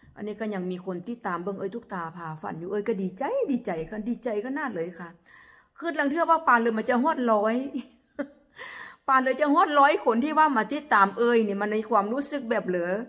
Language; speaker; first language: Northeastern Thai; non-native, local second language; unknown